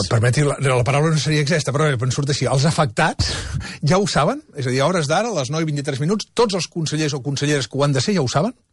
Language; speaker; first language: Catalan; native; Catalan